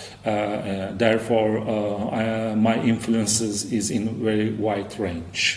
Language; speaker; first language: English; non-native, fluent; Turkish